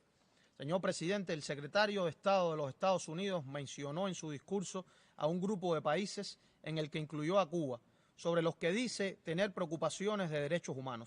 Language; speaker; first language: Spanish; native; Spanish